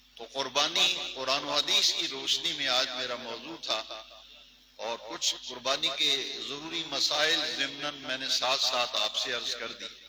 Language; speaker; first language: Urdu; non-native, local second language; Punjabi